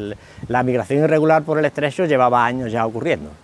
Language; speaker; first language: Spanish; native; Spanish